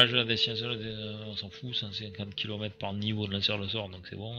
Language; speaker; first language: French; native; French